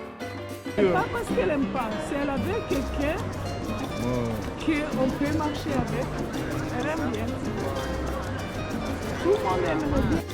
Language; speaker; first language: French; non-native, local second language; Kinyarwanda